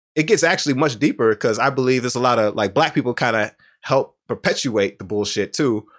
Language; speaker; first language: English; native; English